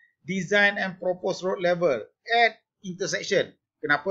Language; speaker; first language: English; non-native, local second language; Malay